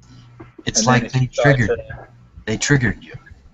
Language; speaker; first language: English; native; English